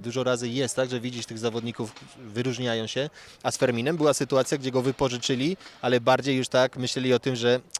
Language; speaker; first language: Polish; native; Polish